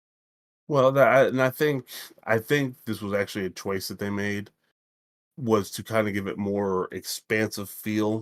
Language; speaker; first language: English; native; English